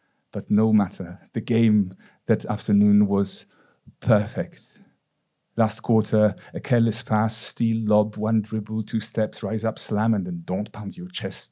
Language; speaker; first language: English; non-native, fluent; Polish